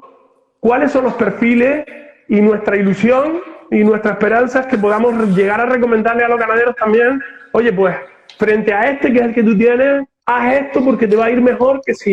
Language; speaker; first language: Spanish; native; Spanish